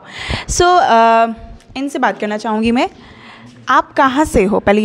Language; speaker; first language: Hindi; native; Hindi